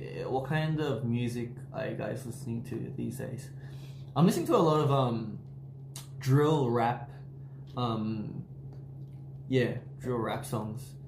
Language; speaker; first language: English; early bilingual, other home language; Korean